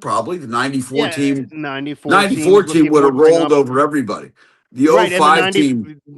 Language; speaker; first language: English; native; English